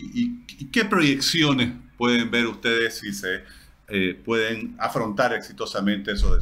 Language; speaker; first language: Spanish; native; Spanish